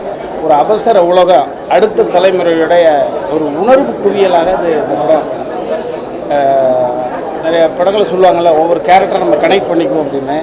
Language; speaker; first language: Tamil; native; Tamil